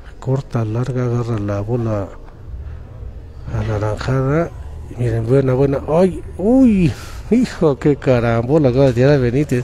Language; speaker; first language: Spanish; native; Spanish